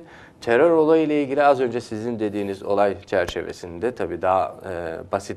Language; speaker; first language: Turkish; native; Turkish